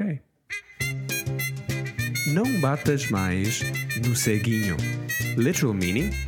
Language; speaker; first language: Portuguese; non-native, learner; English